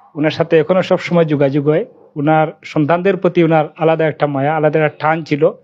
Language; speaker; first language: Bangla; native; Bangla